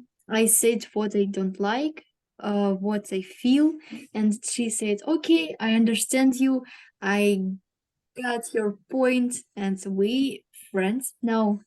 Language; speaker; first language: English; non-native, learner; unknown